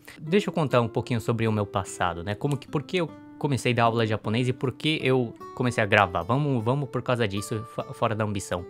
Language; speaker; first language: Portuguese; early bilingual, other home language; Japanese